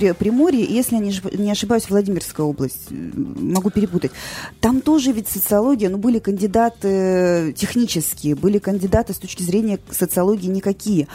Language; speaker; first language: Russian; native; Russian